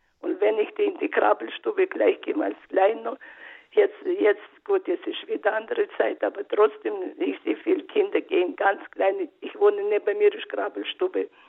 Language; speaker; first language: German; non-native, learner; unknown